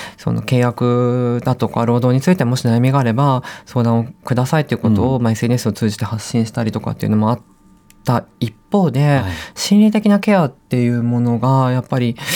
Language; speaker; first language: Japanese; native; Japanese